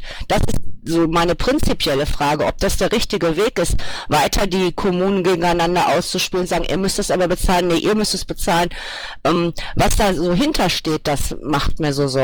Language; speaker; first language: German; native; German